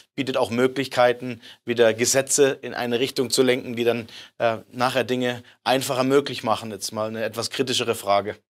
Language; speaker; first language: German; native; German